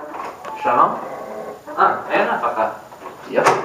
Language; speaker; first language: Hebrew; non-native, learner; English